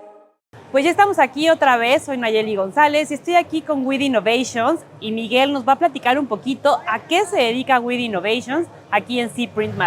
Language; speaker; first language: Spanish; native; Spanish